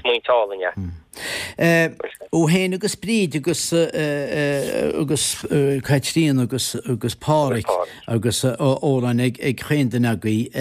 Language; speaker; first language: Irish; native; Irish